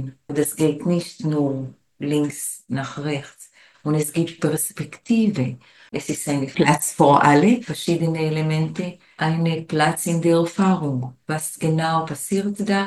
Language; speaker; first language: German; non-native, fluent; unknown